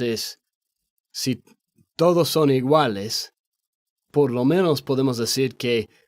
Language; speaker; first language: Spanish; non-native, fluent; English